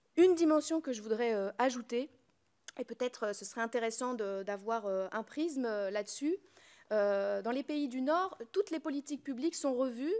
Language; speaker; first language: French; native; French